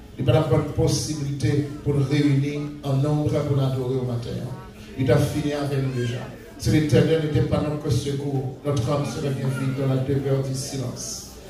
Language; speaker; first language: French; non-native, local second language; Haitian Creole